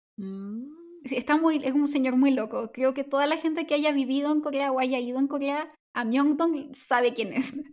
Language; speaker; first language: Spanish; native; Spanish